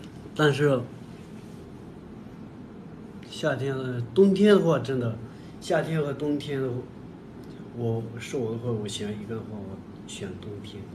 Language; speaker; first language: Chinese; non-native, local second language; Tibetan